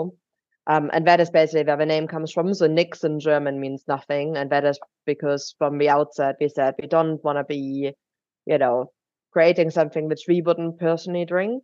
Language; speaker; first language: English; non-native, fluent; German